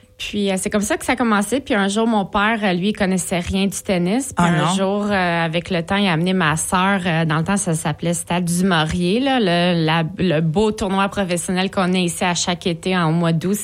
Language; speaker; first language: French; native; French